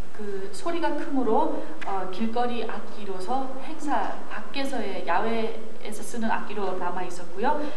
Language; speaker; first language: Korean; native; Korean